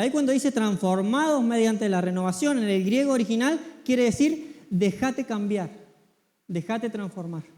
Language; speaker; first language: Spanish; native; Spanish